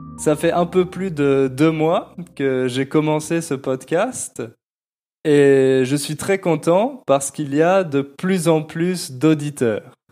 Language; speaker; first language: French; native; French